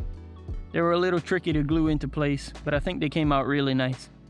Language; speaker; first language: English; native; English